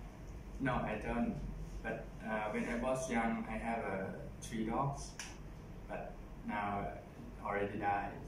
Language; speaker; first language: English; non-native, learner; Thai